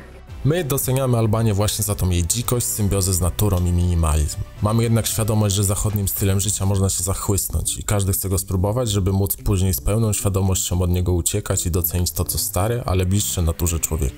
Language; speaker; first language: Polish; native; Polish